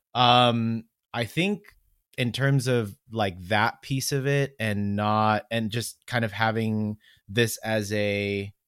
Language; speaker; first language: English; native; English